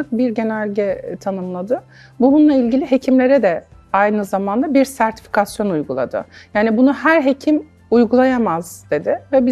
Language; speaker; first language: Turkish; native; Turkish